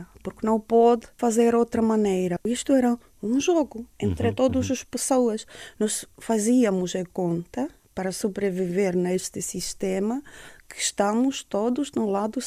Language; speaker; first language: Portuguese; non-native, fluent; Estonian